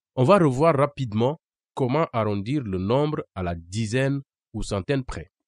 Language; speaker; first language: French; non-native, local second language; Wolof